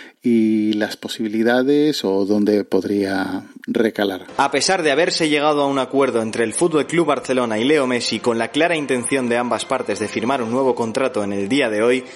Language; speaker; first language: Spanish; native; Spanish